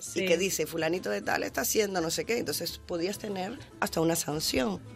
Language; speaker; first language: Spanish; native; Spanish